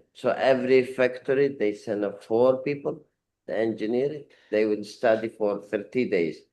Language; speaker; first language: English; non-native, learner; Arabic